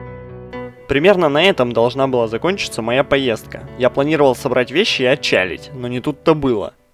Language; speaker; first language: Russian; native; Russian